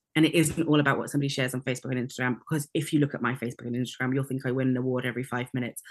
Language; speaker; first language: English; native; English